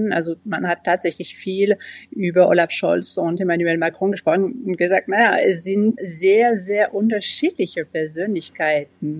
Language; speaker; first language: German; non-native, fluent; French